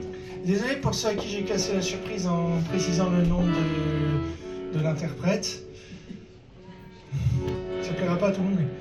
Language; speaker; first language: French; native; French